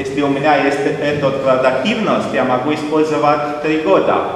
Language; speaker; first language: Russian; non-native, learner; Romanian